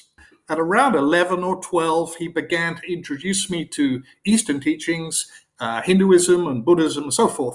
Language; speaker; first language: English; native; English